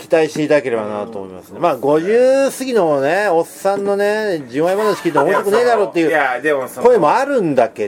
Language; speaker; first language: Japanese; native; Japanese